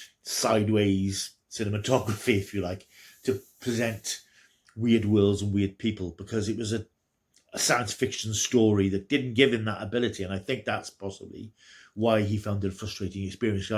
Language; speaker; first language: English; native; English